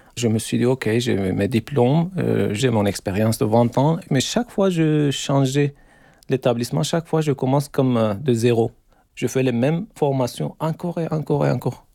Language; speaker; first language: French; non-native, learner; Turkish